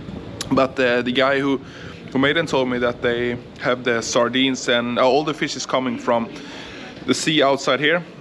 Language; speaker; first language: English; non-native, fluent; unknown